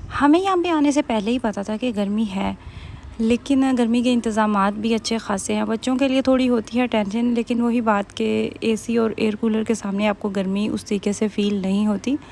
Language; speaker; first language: Urdu; native; Urdu